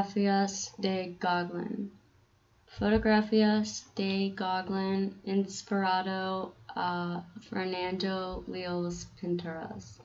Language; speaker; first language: Spanish; non-native, learner; English